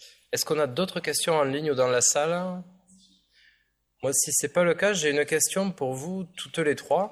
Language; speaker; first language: French; native; French